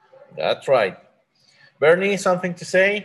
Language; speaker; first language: English; non-native, learner; Spanish